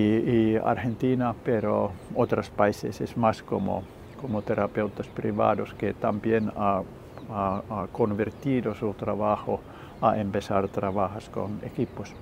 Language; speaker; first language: Spanish; non-native, learner; Finnish